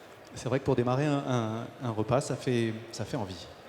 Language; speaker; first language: French; native; French